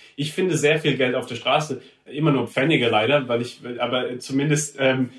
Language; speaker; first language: German; native; German